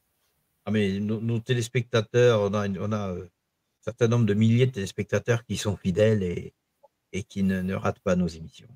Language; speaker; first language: French; native; French